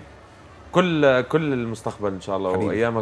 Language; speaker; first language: Arabic; native; Arabic